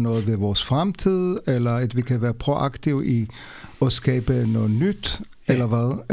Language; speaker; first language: Danish; non-native, fluent; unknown